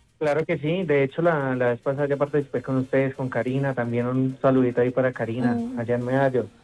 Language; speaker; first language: Spanish; native; Spanish